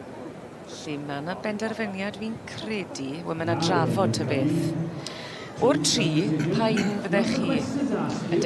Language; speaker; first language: Welsh; native; Welsh